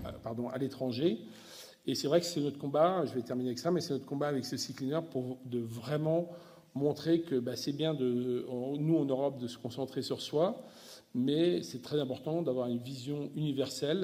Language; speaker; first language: French; native; French